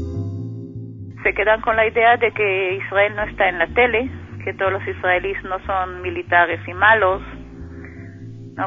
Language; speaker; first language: Spanish; non-native, fluent; Hebrew